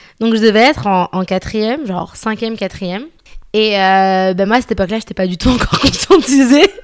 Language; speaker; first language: French; early bilingual, other home language; Arabic